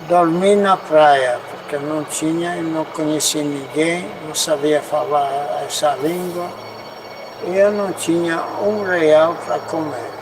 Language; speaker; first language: Portuguese; non-native, fluent; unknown